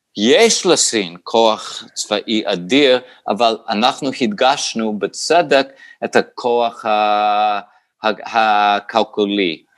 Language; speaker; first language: Hebrew; non-native, fluent; English